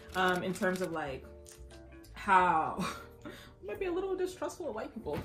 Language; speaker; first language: English; native; English